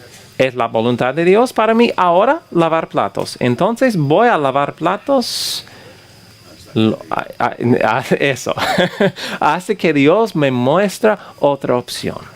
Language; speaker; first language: Spanish; non-native, fluent; English